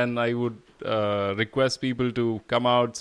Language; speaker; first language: English; non-native, local second language; Kannada